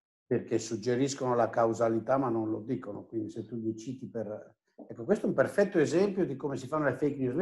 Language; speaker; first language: Italian; native; Italian